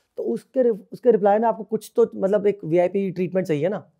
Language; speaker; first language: Hindi; native; Hindi